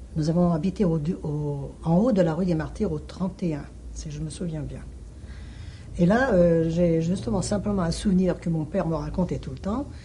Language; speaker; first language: French; early bilingual, other home language; Hungarian